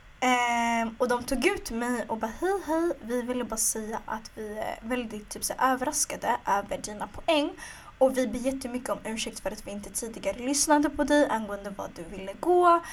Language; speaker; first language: Swedish; early bilingual, other home language; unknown